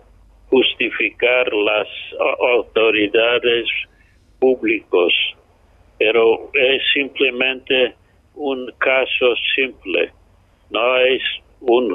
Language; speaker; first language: Spanish; non-native, fluent; English